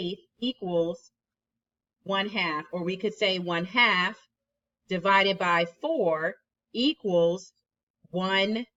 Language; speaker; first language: English; native; English